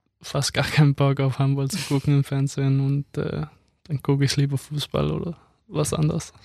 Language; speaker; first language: German; non-native, fluent; Danish